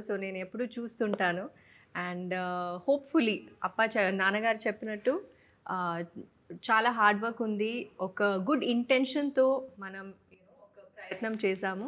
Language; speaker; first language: Telugu; non-native, fluent; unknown